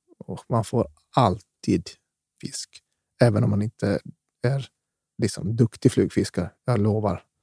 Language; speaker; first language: Swedish; native; Swedish